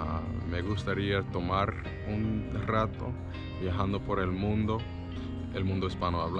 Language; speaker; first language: Spanish; non-native, fluent; English